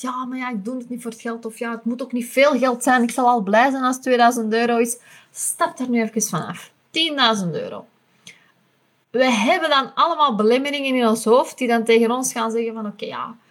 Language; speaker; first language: Dutch; native; Dutch